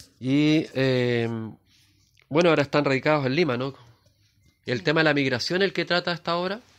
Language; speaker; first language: Spanish; native; Spanish